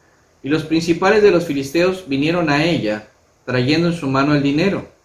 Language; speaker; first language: Spanish; native; Spanish